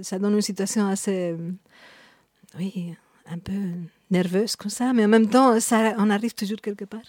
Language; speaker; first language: French; non-native, fluent; Spanish